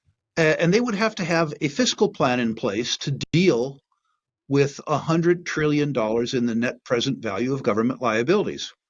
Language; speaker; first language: English; native; English